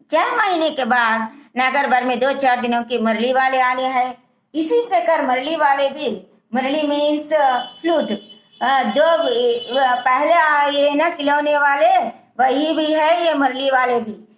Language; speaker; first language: Hindi; non-native, local second language; Telugu